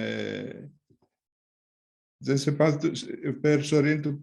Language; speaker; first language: French; non-native, fluent; Greek